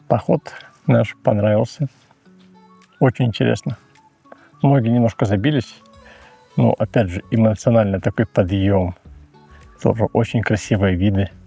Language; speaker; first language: Russian; native; Russian